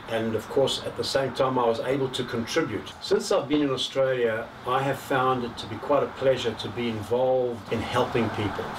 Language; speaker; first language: English; native; English